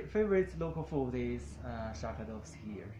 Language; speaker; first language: English; non-native, learner; Chinese